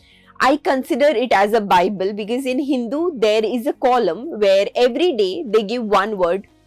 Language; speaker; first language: English; non-native, local second language; Hindi